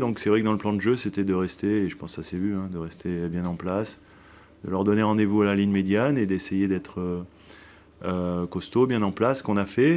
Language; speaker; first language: French; native; French